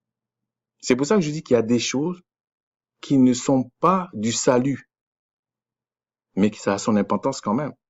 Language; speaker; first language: French; native; French